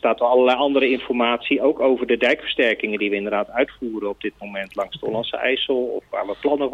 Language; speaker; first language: Dutch; native; Dutch